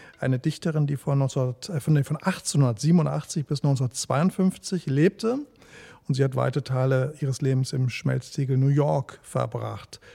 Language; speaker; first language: German; native; German